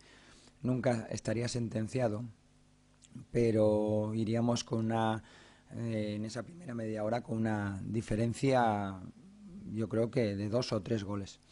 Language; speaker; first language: Spanish; native; Spanish